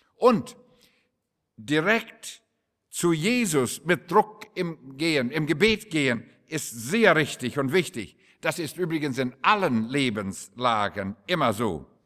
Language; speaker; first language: German; non-native, fluent; English